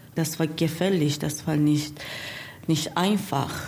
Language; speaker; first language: German; non-native, learner; Persian